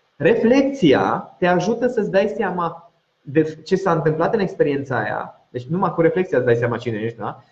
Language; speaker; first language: Romanian; non-native, local second language; Hungarian